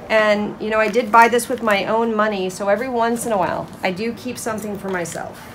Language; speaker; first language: English; native; English